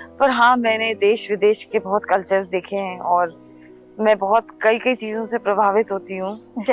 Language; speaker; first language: Hindi; native; Hindi